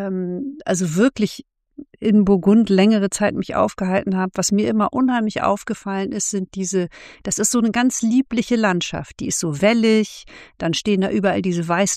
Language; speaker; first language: German; native; German